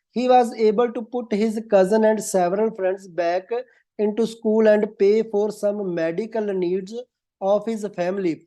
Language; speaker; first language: English; non-native, local second language; Punjabi